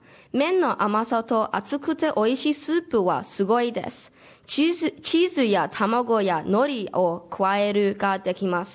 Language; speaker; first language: Japanese; non-native, learner; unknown